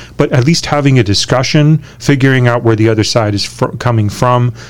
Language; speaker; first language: English; early bilingual, other home language; Romanian